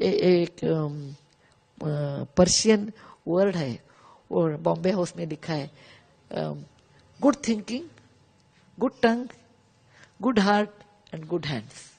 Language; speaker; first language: Hindi; non-native, local second language; Kannada